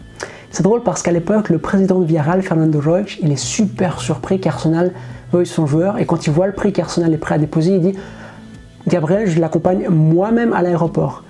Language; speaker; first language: French; native; French